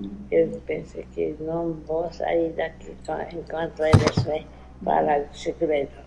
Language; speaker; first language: Portuguese; non-native, learner; Japanese